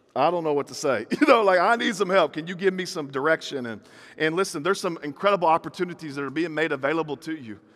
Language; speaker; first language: English; native; English